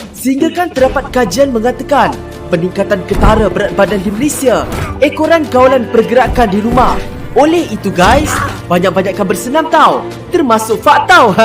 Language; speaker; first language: Malay; native; Malay